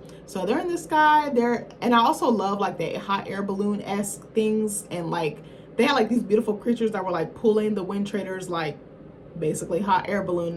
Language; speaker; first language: English; native; English